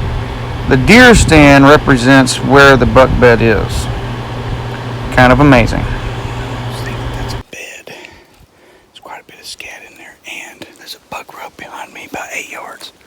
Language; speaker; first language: English; native; English